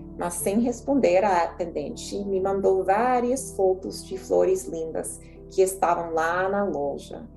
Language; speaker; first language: Portuguese; non-native, fluent; English